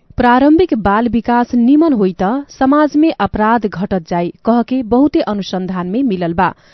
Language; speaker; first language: Bhojpuri; native; Bhojpuri